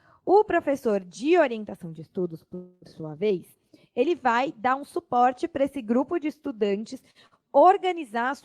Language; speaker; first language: Portuguese; native; Portuguese